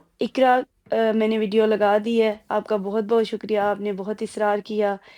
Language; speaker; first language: Urdu; non-native, local second language; Punjabi